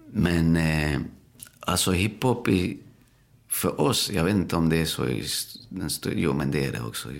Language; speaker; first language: Swedish; early bilingual, other home language; Spanish